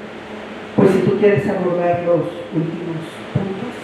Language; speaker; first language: Spanish; native; Spanish